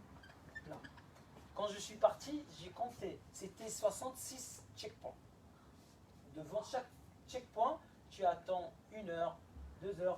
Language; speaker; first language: French; non-native, fluent; Arabic